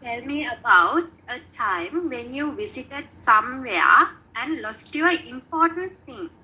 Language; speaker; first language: English; non-native, learner; Sinhala